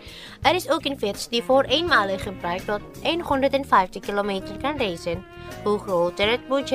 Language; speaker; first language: Dutch; non-native, learner; Indonesian